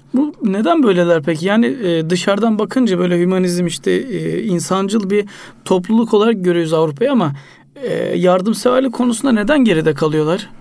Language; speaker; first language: Turkish; native; Turkish